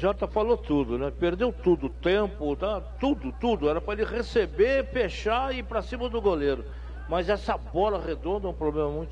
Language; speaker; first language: Portuguese; native; Portuguese